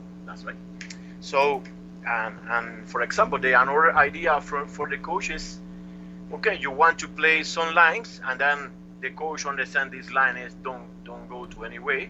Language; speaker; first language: English; non-native, learner; Spanish